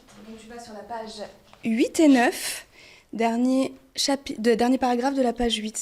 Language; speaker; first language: French; early bilingual, other home language; Portuguese